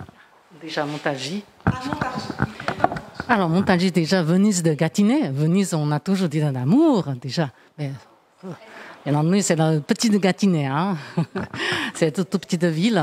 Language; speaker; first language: French; non-native, learner; Chinese